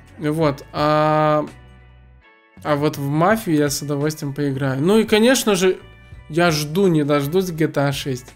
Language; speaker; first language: Russian; early bilingual, other home language; Azerbaijani